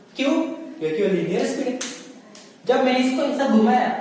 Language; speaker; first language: Hindi; non-native, local second language; Marathi